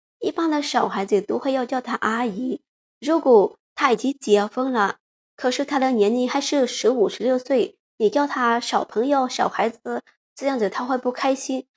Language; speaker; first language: Chinese; non-native, fluent; Lao